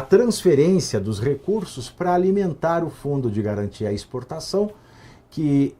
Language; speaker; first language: Portuguese; native; Portuguese